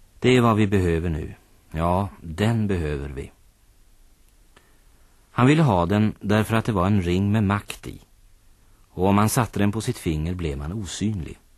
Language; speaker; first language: Swedish; native; Swedish